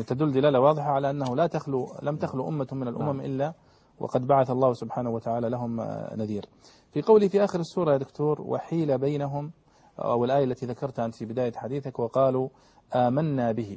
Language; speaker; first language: Arabic; native; Arabic